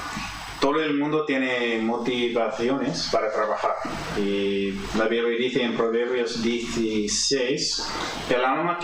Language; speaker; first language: Spanish; non-native, fluent; English